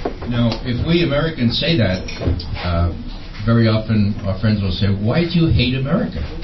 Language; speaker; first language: English; native; English